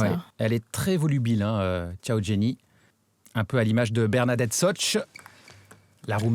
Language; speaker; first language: French; native; French